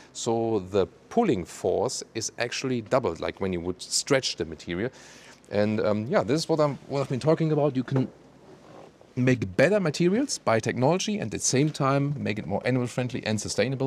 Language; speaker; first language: English; non-native, fluent; German